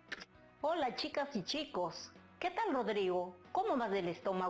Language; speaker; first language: Spanish; native; Spanish